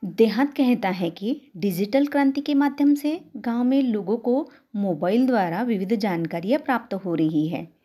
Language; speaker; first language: Hindi; non-native, local second language; Marathi